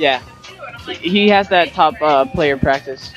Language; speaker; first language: English; native; English